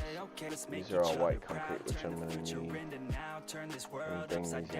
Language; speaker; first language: English; native; English